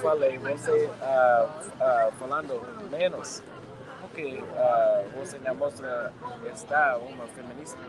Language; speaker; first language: Portuguese; non-native, learner; English